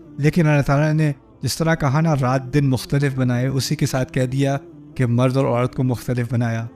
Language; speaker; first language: Urdu; early bilingual, heritage; Urdu